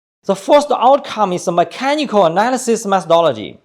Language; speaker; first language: English; non-native, fluent; Chinese